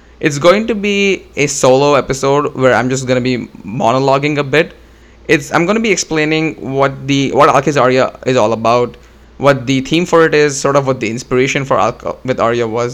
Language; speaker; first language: English; non-native, local second language; Hindi